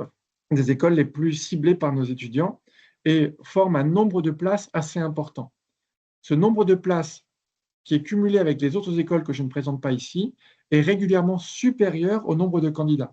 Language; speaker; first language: French; native; French